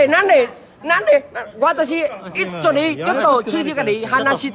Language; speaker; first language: Japanese; non-native, learner; Vietnamese